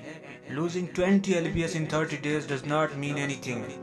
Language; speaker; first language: English; non-native, local second language; Urdu